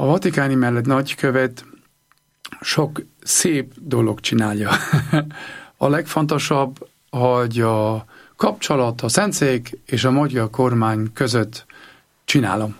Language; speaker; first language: Hungarian; non-native, learner; German